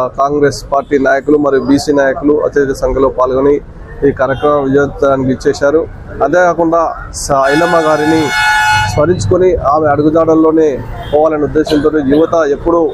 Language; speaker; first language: Telugu; native; Telugu